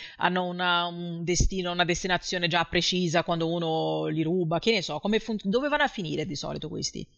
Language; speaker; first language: Italian; non-native, fluent; Portuguese